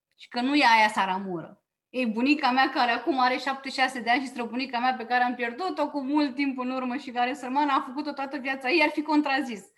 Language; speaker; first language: Romanian; native; Romanian